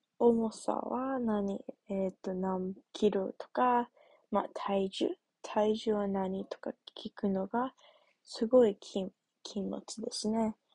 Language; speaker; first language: Japanese; non-native, learner; English